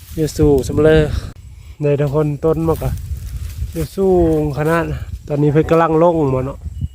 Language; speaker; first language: Thai; native; Thai